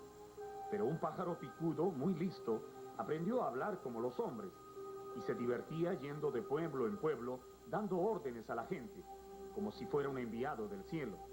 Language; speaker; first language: Spanish; native; Spanish